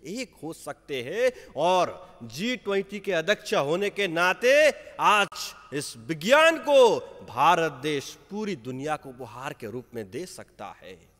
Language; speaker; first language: Hindi; non-native, local second language; Nepali